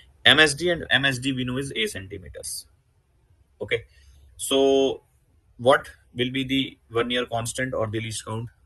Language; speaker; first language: English; non-native, local second language; Hindi